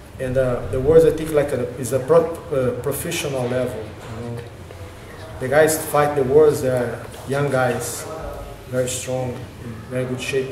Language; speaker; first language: English; non-native, learner; Portuguese